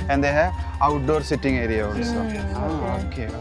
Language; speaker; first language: English; non-native, local second language; Malayalam